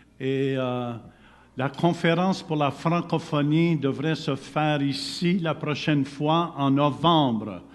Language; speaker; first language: French; native; French